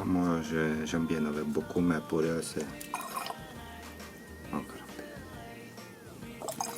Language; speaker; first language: French; non-native, learner; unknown